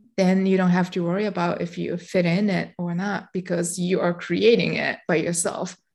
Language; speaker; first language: English; non-native, fluent; Japanese